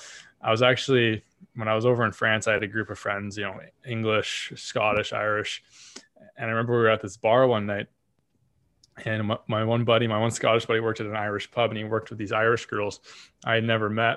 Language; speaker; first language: English; native; English